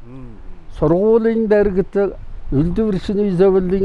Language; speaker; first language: Mongolian; non-native, local second language; Kazakh